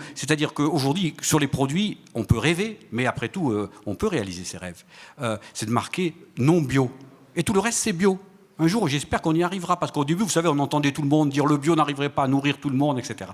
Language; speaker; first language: French; native; French